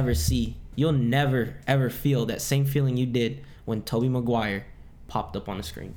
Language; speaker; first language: English; non-native, local second language; Filipino